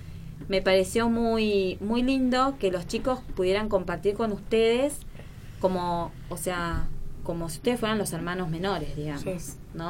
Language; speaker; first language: Spanish; native; Spanish